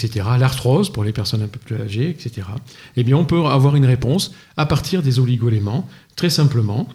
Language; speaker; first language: French; native; French